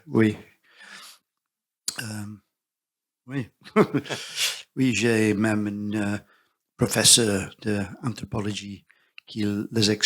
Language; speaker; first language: French; non-native, learner; English